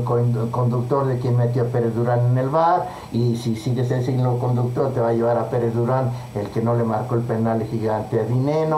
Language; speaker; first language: Spanish; native; Spanish